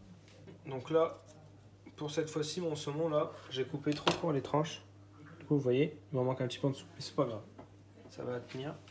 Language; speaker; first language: French; native; French